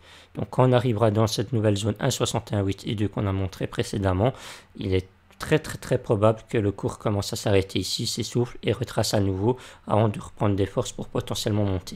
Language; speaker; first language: French; native; French